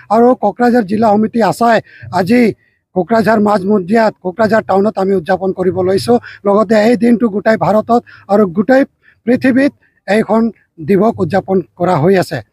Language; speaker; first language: Assamese; non-native, local second language; Sadri